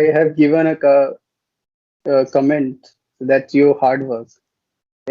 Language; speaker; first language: English; non-native, learner; Hindi